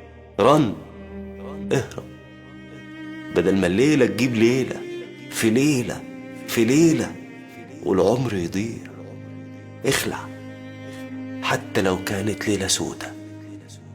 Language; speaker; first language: Arabic; native; Arabic